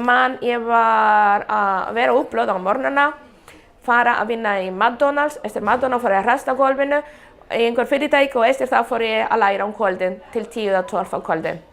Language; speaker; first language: Icelandic; non-native, fluent; Spanish